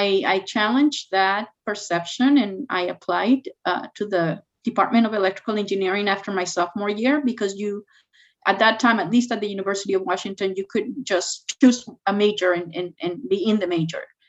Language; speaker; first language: English; non-native, fluent; Spanish